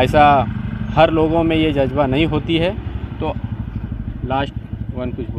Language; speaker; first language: Hindi; native; Hindi